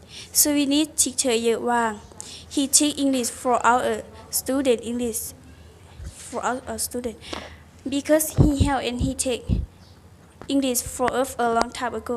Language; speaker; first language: English; non-native, learner; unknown